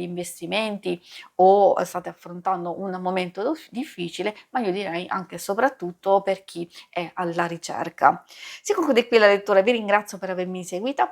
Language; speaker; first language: Italian; native; Italian